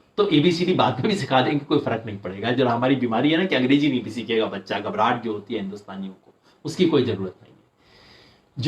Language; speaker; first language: Hindi; native; Hindi